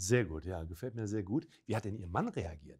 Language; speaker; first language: German; native; German